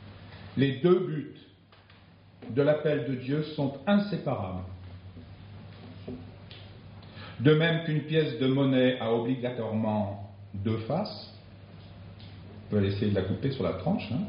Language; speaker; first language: French; native; French